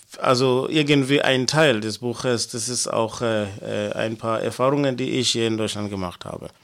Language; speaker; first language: German; non-native, fluent; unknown